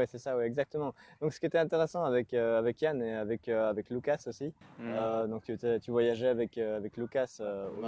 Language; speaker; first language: French; native; French